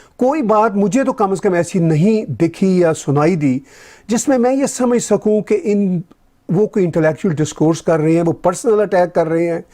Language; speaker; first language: Urdu; native; Urdu